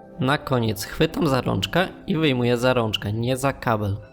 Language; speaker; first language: Polish; native; Polish